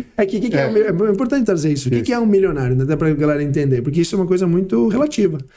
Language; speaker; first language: Portuguese; early bilingual, heritage; Portuguese